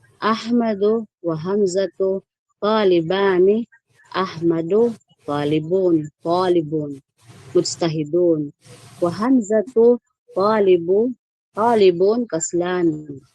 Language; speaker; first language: Arabic; non-native, learner; Filipino